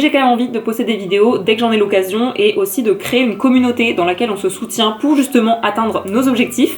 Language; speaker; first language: French; native; French